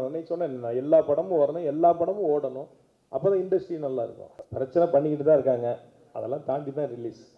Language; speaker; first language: Tamil; native; Tamil